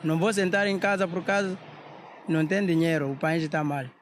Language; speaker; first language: Portuguese; non-native, local second language; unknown